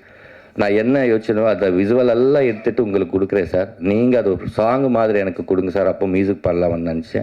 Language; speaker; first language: Tamil; non-native, learner; Telugu